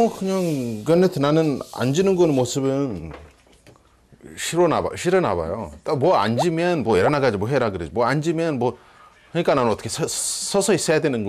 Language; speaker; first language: Korean; non-native, fluent; Amharic